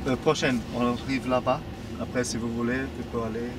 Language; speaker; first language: French; non-native, fluent; Portuguese